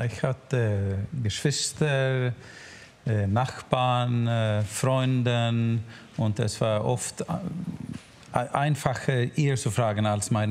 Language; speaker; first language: German; non-native, learner; Swedish